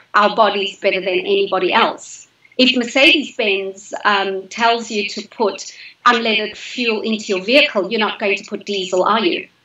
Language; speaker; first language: English; native; English